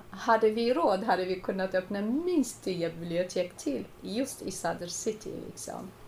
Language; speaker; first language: Swedish; non-native, fluent; Arabic